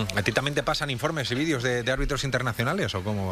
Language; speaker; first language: Spanish; native; Spanish